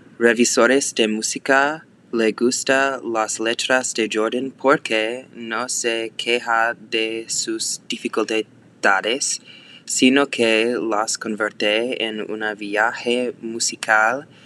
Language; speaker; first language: Spanish; non-native, learner; English